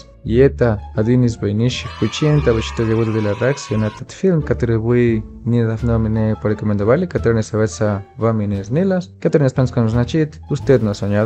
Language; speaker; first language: Russian; non-native, fluent; Spanish